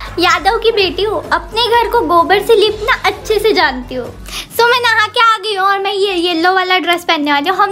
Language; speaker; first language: Hindi; native; Hindi